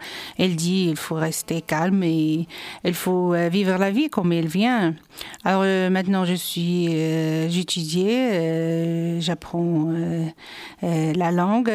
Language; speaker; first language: French; non-native, local second language; Arabic